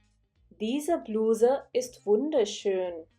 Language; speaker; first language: German; non-native, fluent; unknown